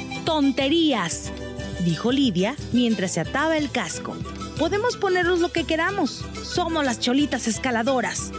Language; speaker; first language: Spanish; native; Spanish